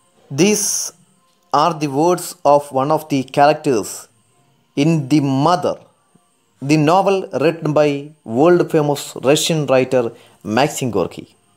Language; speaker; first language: English; non-native, local second language; Malayalam